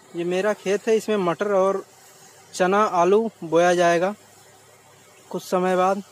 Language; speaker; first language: Hindi; native; Hindi